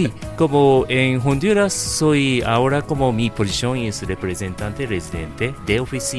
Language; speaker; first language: Spanish; non-native, learner; Japanese